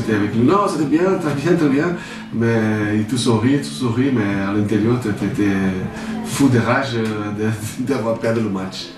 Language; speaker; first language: French; non-native, fluent; Portuguese